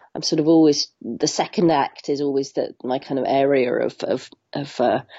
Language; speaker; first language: English; native; English